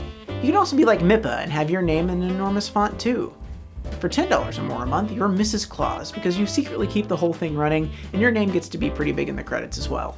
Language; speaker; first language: English; native; English